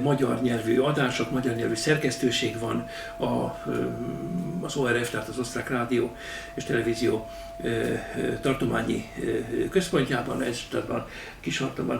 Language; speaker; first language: Hungarian; native; Hungarian